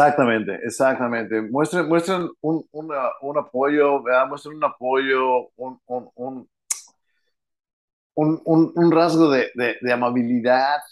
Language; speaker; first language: Spanish; early bilingual, heritage; Spanish